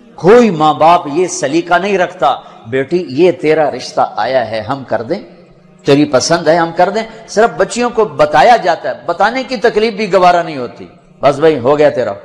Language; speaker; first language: Urdu; non-native, local second language; Punjabi